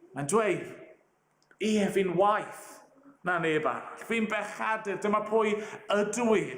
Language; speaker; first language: Welsh; native; Welsh